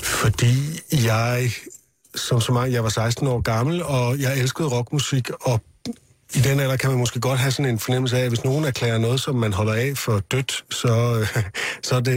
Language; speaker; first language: Danish; native; Danish